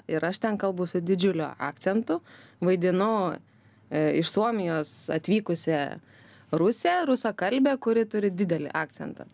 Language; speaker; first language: Lithuanian; native; Lithuanian